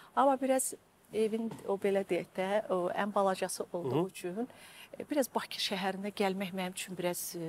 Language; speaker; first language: Azerbaijani; native; Azerbaijani